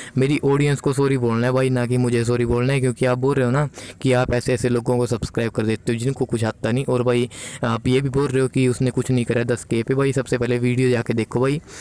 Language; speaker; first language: Hindi; native; Hindi